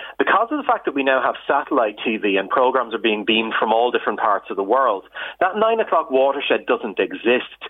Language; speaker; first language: English; native; English